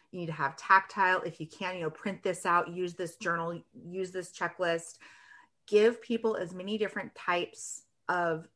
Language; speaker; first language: English; native; English